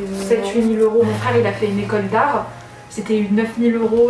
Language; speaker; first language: French; native; French